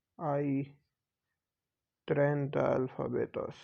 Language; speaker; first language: Spanish; non-native, learner; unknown